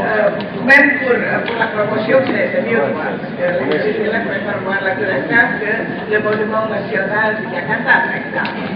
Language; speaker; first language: French; non-native, fluent; Indonesian